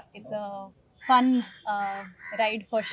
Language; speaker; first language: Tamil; non-native, learner; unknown